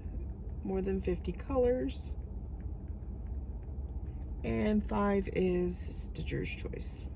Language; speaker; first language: English; native; English